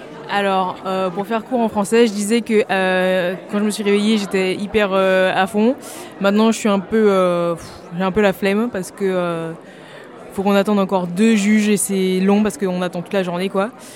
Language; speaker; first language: French; native; French